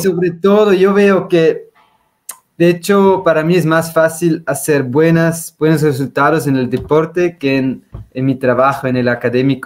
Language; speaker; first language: Spanish; non-native, fluent; Swiss German